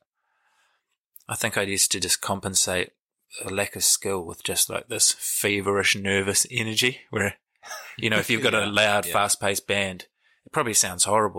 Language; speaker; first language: English; native; English